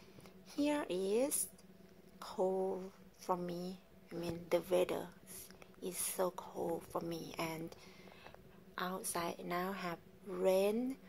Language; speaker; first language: English; non-native, learner; Thai